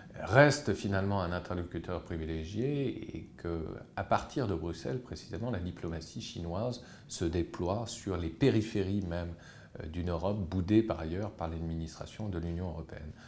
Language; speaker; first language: French; native; French